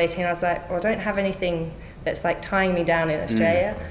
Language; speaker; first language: English; native; English